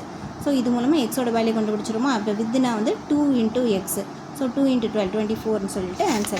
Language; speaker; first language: Tamil; native; Tamil